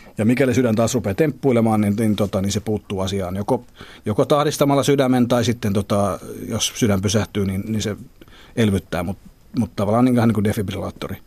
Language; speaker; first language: Finnish; native; Finnish